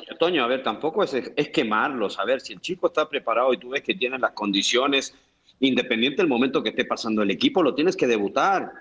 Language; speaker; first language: Spanish; native; Spanish